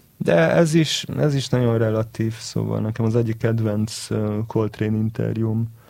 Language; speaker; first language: Hungarian; early bilingual, heritage; Hebrew